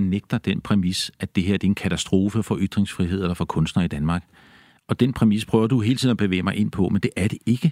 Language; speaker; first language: Danish; native; Danish